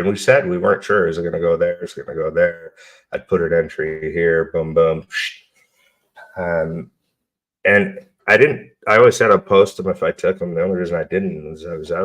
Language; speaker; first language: English; native; English